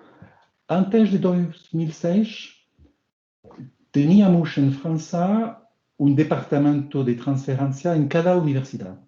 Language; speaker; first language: Portuguese; non-native, learner; French